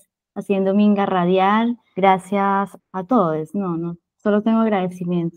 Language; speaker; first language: Spanish; native; Spanish